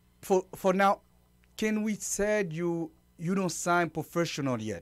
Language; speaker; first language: English; non-native, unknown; Haitian Creole